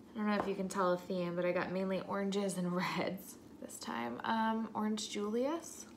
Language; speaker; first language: English; native; English